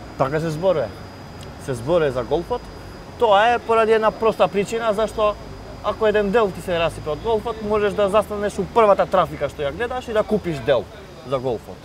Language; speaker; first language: Macedonian; non-native, local second language; Albanian